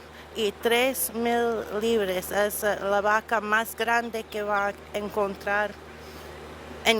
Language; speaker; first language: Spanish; non-native, fluent; English